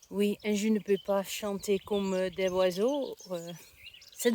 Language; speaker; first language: French; non-native, learner; Dutch